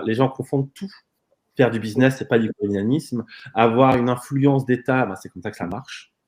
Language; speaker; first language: French; native; French